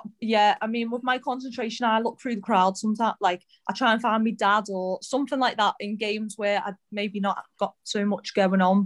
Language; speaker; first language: English; native; English